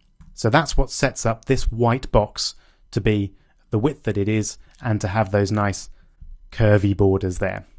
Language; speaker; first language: English; native; English